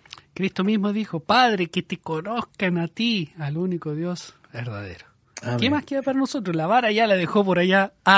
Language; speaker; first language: Spanish; native; Spanish